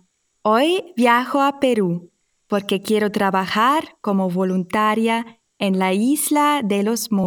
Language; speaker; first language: Spanish; non-native, fluent; German